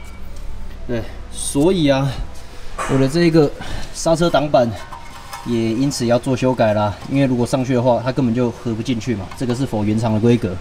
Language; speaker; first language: Chinese; native; Chinese